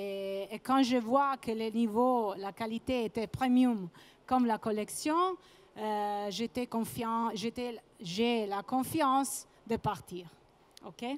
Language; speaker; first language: French; non-native, fluent; Italian